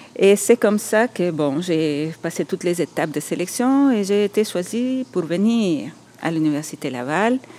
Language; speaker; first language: French; non-native, fluent; Spanish